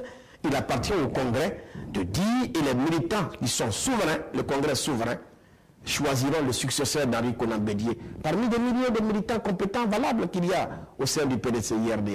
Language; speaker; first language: French; non-native, local second language; Baoulé